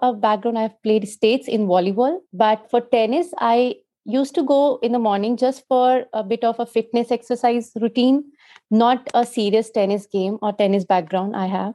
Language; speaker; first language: English; non-native, local second language; Hindi